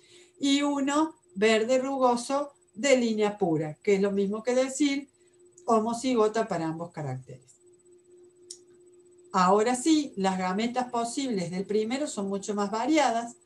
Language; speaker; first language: Spanish; native; Spanish